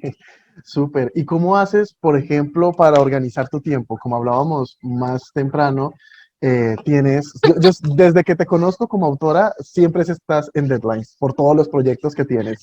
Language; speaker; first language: Spanish; native; Spanish